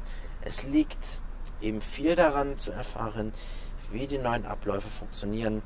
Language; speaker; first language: German; native; German